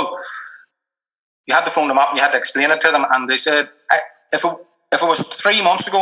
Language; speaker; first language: English; native; English